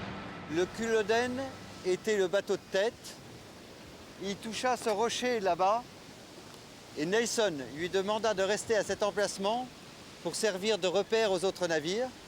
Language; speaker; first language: French; native; French